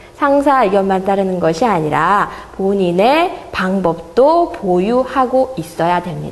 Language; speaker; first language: Korean; native; Korean